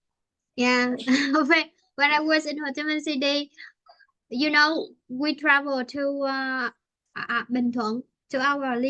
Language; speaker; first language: English; non-native, fluent; Vietnamese